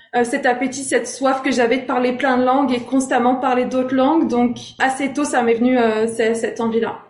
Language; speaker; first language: French; native; French